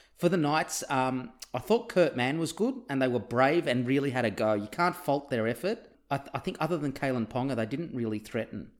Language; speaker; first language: English; early bilingual, other home language; Turkish